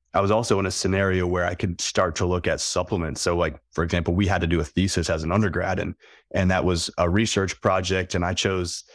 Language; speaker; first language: English; native; English